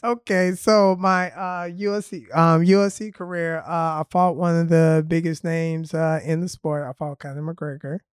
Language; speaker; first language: English; native; English